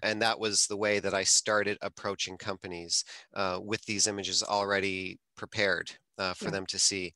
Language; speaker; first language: English; native; English